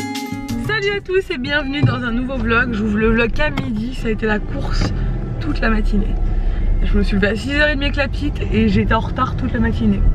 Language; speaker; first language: French; native; French